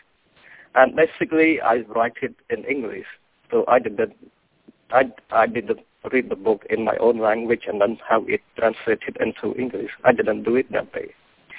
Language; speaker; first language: English; non-native, fluent; Khmer